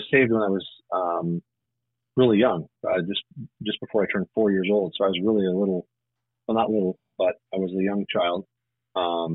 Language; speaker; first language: English; native; English